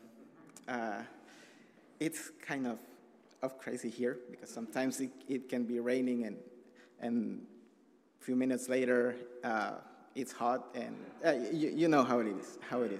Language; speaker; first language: English; non-native, fluent; Spanish